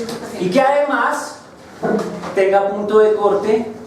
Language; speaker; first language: Spanish; native; Spanish